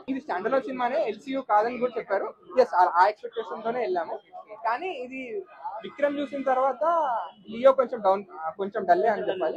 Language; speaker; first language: Telugu; native; Telugu